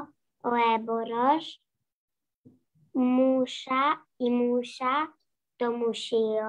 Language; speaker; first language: Greek; non-native, learner; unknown